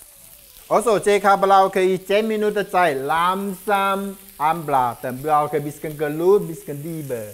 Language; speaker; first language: German; non-native, learner; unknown